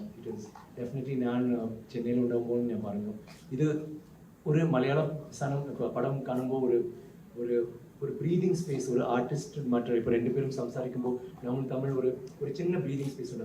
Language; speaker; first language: Malayalam; non-native, learner; Tamil